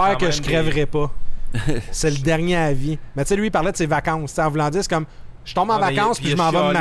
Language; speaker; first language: French; native; French